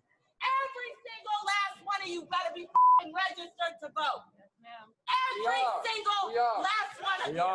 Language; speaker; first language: English; native; English